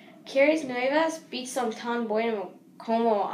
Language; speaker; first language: Spanish; non-native, learner; English